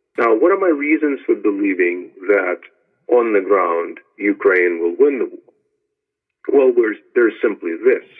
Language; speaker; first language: English; non-native, fluent; Ukrainian